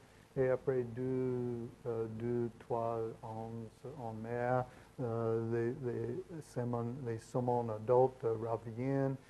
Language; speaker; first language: French; non-native, learner; English